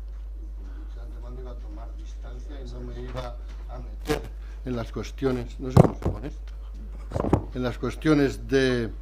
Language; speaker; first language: Spanish; native; Spanish